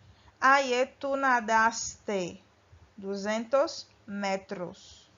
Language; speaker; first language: Spanish; non-native, fluent; Portuguese